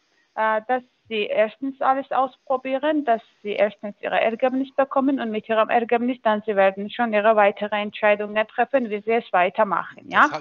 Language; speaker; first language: German; non-native, fluent; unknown